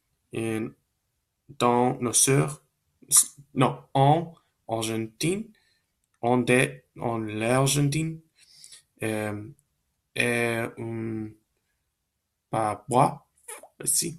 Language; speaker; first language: French; non-native, learner; Spanish